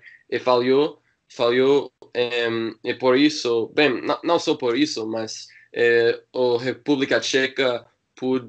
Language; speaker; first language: Portuguese; non-native, learner; English